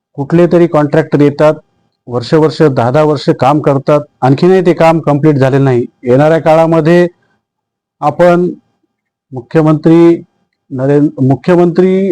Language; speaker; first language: Marathi; native; Marathi